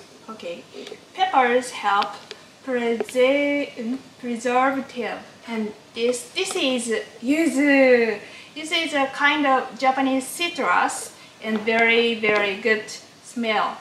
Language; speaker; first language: English; non-native, learner; Japanese